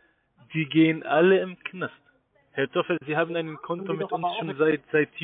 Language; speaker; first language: German; non-native, fluent; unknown